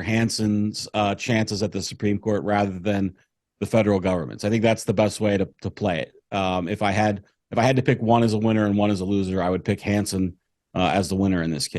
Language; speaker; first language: English; native; English